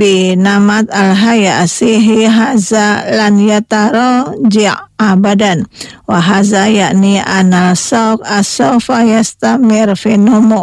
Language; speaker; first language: Arabic; non-native, fluent; Indonesian